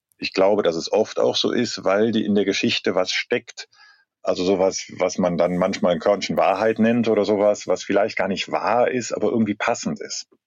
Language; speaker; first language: German; native; German